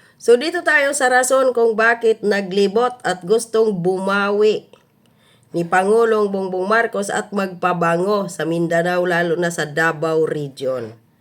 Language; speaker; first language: Filipino; non-native, local second language; Cebuano